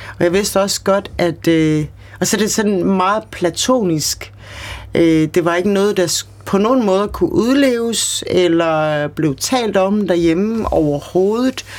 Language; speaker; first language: Danish; early bilingual, other home language; Kurdish